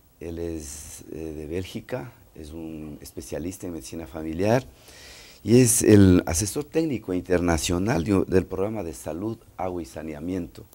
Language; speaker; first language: Spanish; native; Spanish